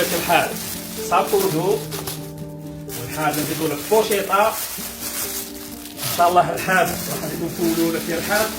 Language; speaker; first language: Arabic; native; Arabic